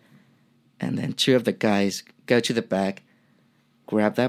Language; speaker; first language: English; non-native, fluent; Spanish